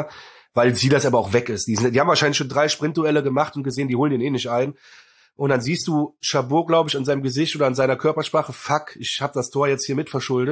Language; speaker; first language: German; native; German